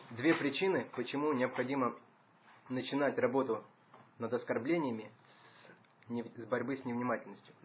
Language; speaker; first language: Russian; native; Russian